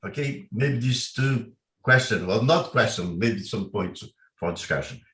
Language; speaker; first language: English; non-native, fluent; Portuguese